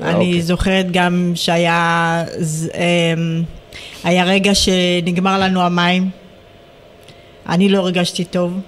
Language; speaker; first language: Hebrew; early bilingual, other home language; Amharic